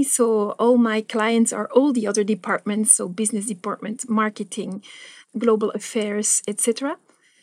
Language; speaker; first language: English; non-native, fluent; Dutch